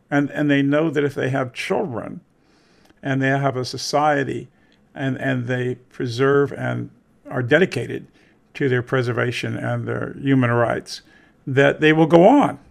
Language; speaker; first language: English; native; English